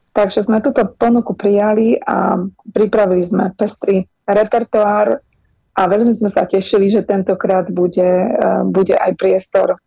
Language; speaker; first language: Slovak; native; Slovak